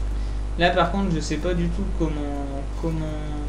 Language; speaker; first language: French; native; French